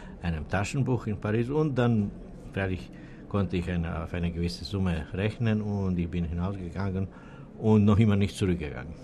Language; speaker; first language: German; non-native, fluent; Serbian